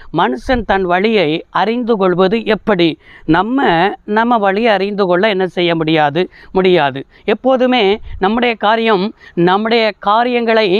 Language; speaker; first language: Tamil; native; Tamil